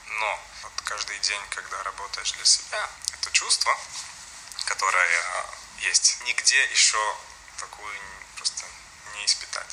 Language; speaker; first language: Russian; non-native, local second language; Latvian